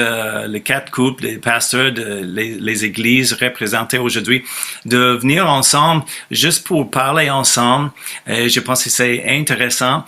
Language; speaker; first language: French; non-native, fluent; English